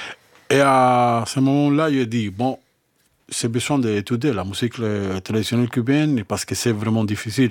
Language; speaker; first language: French; non-native, learner; Spanish